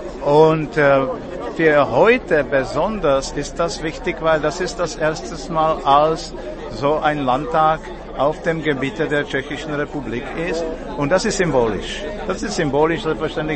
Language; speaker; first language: German; non-native, fluent; Czech